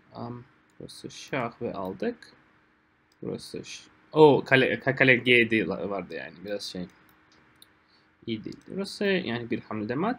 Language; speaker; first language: Turkish; non-native, fluent; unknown